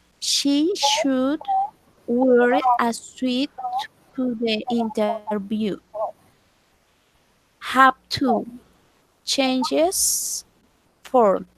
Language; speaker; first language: English; non-native, learner; Spanish